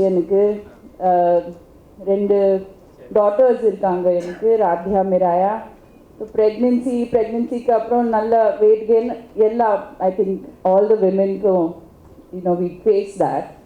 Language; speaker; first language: Tamil; non-native, local second language; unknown